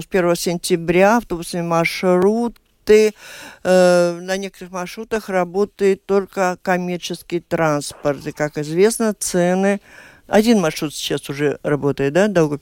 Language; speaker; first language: Russian; native; Russian